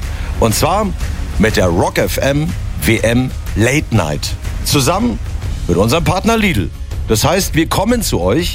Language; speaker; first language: German; native; German